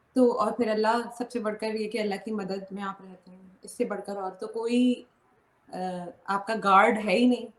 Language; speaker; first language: Urdu; native; Urdu